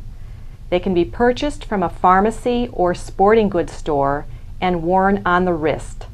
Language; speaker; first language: English; native; English